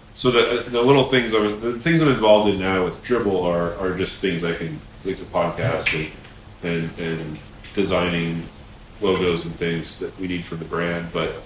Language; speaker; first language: English; native; English